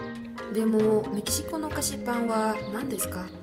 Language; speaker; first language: Japanese; non-native, learner; Spanish